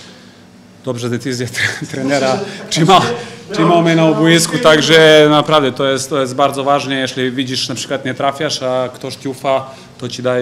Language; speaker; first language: Polish; non-native, fluent; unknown